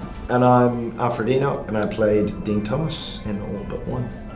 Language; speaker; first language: English; native; English